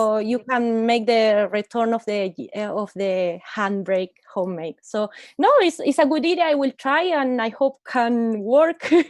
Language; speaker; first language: English; non-native, learner; Spanish